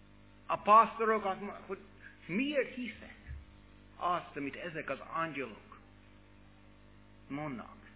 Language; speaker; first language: Hungarian; non-native, fluent; English